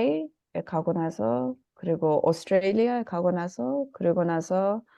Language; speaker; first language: Korean; early bilingual, heritage; Korean